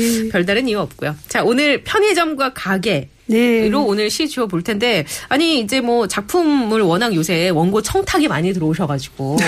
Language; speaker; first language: Korean; native; Korean